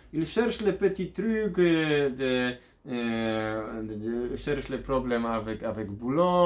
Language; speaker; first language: French; non-native, learner; Polish